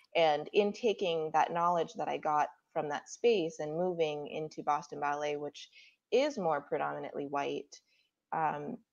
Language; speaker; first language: English; native; English